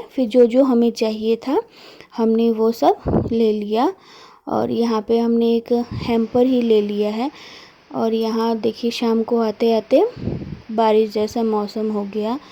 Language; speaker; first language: Hindi; non-native, local second language; Bangla